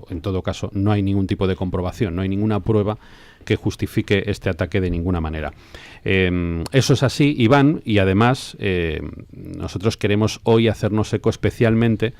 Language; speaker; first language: Spanish; native; Spanish